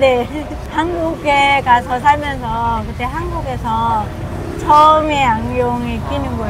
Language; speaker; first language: Korean; non-native, fluent; Vietnamese